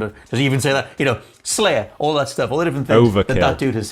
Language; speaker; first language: English; native; English